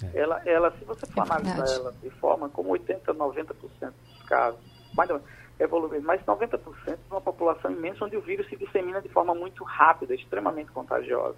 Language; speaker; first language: Portuguese; native; Portuguese